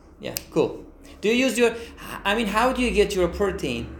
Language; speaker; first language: English; non-native, fluent; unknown